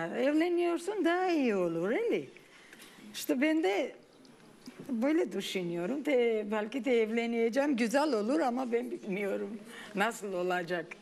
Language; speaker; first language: Turkish; non-native, learner; Armenian